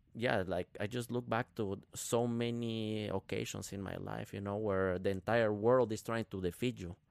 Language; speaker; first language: English; non-native, fluent; Spanish